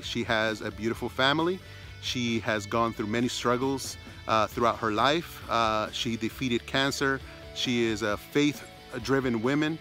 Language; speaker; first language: English; early bilingual, other home language; Spanish